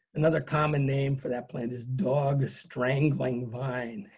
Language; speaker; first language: English; native; English